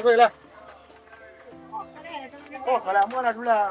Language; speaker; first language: Chinese; native; Chinese